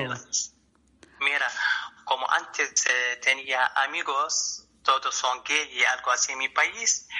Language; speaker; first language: Spanish; non-native, learner; Arabic